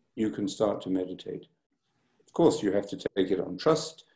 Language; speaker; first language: English; native; English